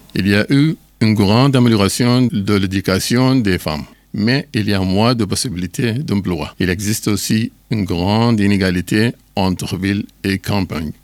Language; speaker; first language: French; non-native, learner; Arabic